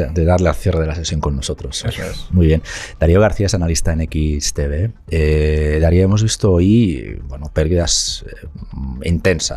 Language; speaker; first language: Spanish; native; Spanish